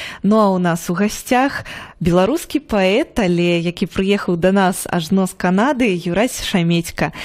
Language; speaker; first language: Belarusian; native; Belarusian